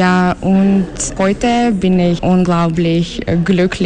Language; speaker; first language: German; non-native, learner; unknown